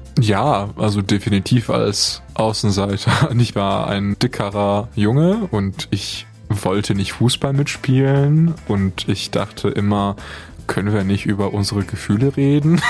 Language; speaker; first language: German; early bilingual, other home language; Bulgarian